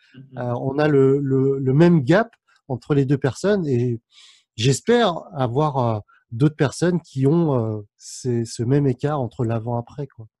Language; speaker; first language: French; native; French